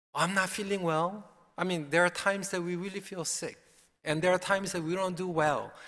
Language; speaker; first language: English; early bilingual, other home language; Korean